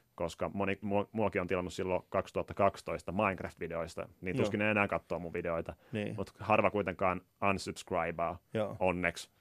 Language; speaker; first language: Finnish; native; Finnish